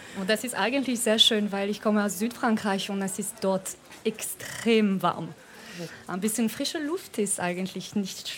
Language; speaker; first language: German; non-native, fluent; French